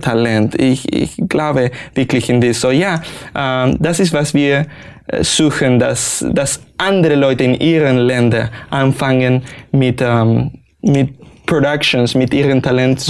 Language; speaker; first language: German; non-native, learner; Spanish